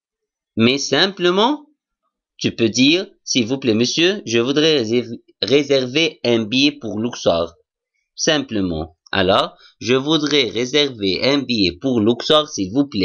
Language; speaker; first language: French; non-native, fluent; Arabic